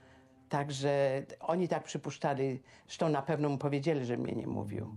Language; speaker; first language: Polish; native; Polish